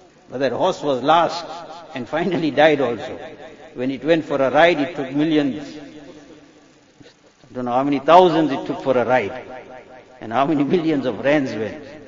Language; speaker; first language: English; native; English